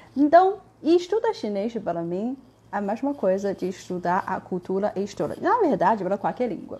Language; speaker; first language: Portuguese; non-native, fluent; Chinese